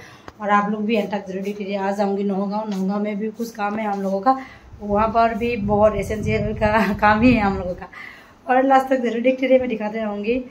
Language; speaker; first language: Hindi; non-native, local second language; Assamese